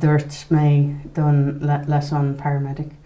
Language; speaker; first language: Irish; non-native, learner; English